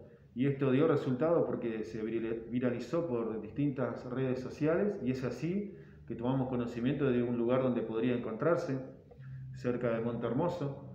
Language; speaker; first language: Spanish; native; Spanish